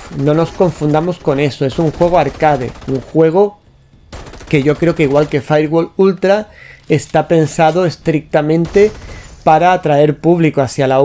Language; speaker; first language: Spanish; native; Spanish